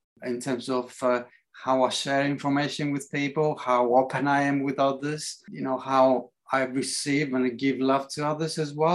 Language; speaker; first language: English; non-native, fluent; Greek